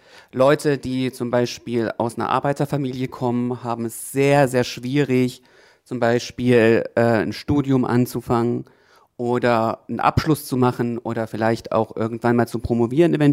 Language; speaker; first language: German; native; German